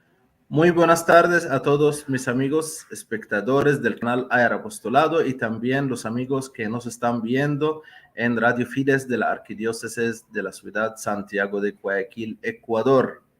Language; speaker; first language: Spanish; non-native, fluent; Arabic